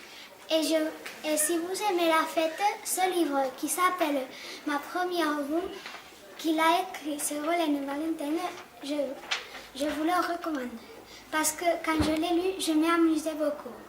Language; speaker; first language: French; non-native, learner; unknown